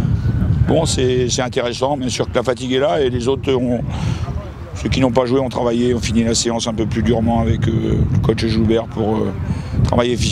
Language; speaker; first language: French; native; French